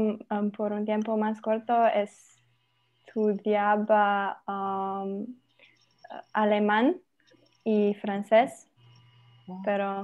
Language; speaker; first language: Spanish; non-native, learner; Slovenian